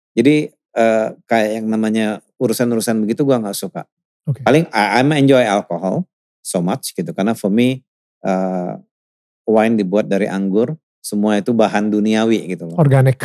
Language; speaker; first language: Indonesian; native; Indonesian